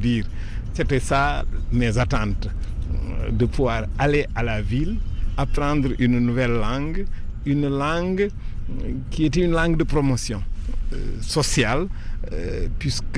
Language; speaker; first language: French; native; French